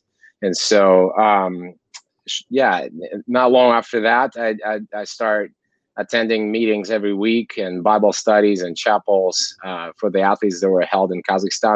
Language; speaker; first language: English; non-native, fluent; Kazakh